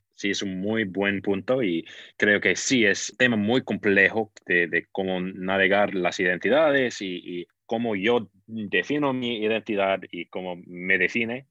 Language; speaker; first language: Spanish; non-native, fluent; English